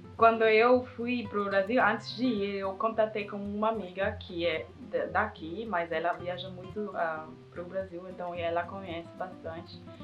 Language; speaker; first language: Portuguese; non-native, fluent; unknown